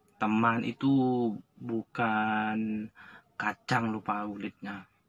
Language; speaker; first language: Indonesian; non-native, local second language; Madurese